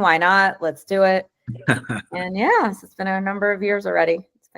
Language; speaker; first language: English; native; English